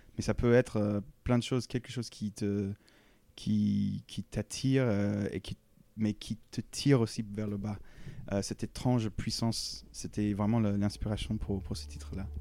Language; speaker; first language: French; non-native, fluent; English